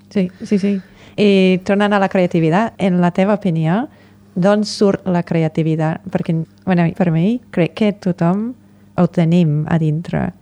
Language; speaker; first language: Catalan; non-native, fluent; English